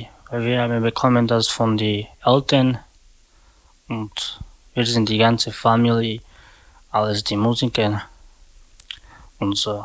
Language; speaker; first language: German; non-native, learner; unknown